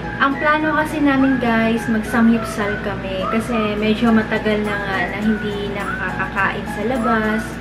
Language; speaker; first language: Filipino; non-native, local second language; Cebuano